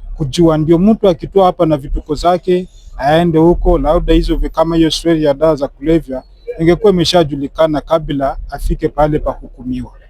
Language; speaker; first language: Swahili; native; Swahili